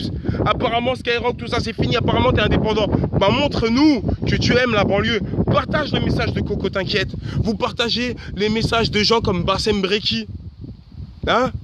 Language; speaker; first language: French; native; French